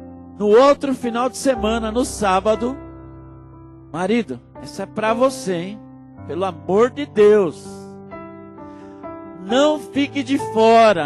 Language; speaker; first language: Portuguese; native; Portuguese